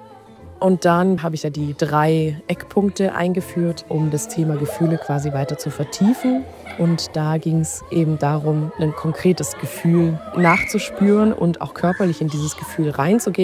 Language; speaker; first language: German; native; German